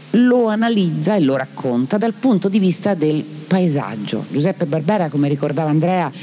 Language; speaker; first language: Italian; native; Italian